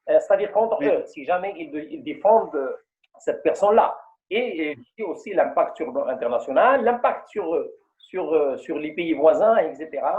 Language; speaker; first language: French; non-native, local second language; Arabic